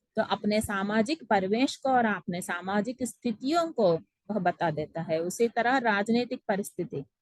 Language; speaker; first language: Hindi; non-native, local second language; Telugu